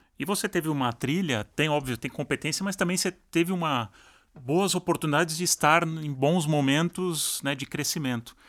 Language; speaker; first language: Portuguese; native; Portuguese